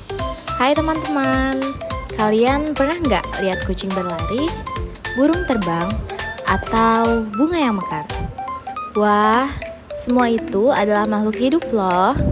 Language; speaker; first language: Indonesian; native; Indonesian